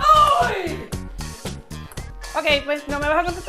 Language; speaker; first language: Spanish; native; Spanish